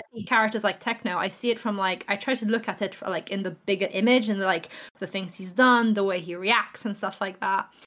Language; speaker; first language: English; native; English